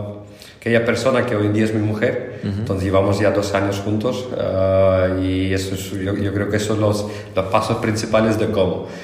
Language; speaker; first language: Spanish; non-native, fluent; Russian